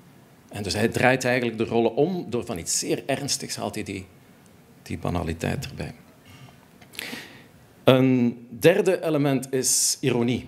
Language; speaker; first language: Dutch; native; Dutch